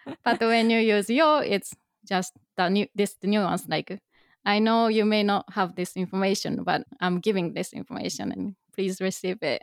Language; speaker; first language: English; non-native, fluent; Japanese